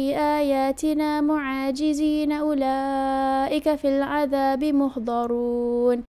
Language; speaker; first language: Arabic; non-native, learner; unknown